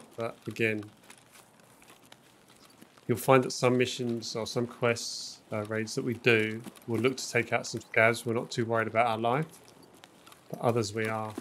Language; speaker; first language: English; native; English